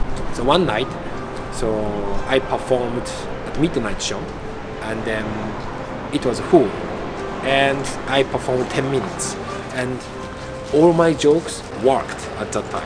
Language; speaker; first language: English; non-native, fluent; Japanese